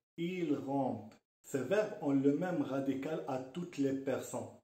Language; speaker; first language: French; non-native, local second language; Arabic